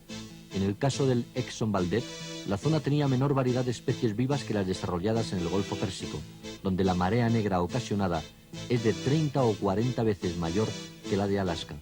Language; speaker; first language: Spanish; native; Spanish